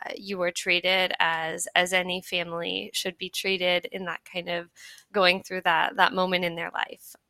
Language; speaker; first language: English; native; English